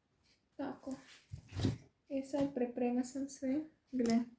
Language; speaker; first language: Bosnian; non-native, learner; Filipino